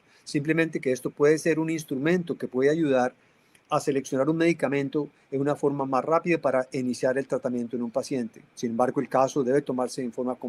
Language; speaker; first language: Spanish; native; Spanish